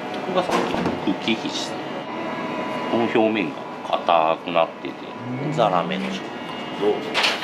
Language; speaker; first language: Japanese; native; Japanese